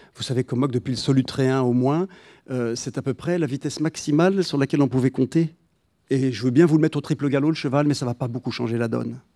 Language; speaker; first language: French; native; French